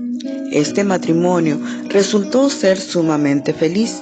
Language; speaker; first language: Spanish; native; Spanish